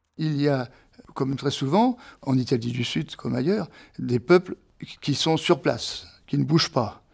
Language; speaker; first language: French; non-native, fluent; Italian